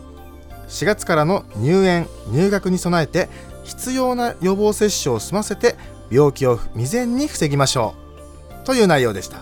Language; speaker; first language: Japanese; native; Japanese